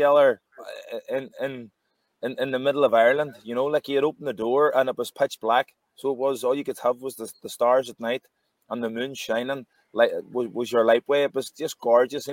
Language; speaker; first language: English; native; English